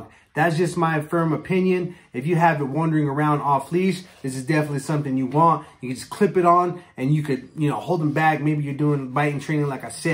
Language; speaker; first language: English; native; English